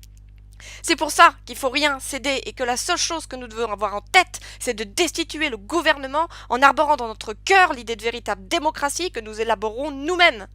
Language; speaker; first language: French; native; French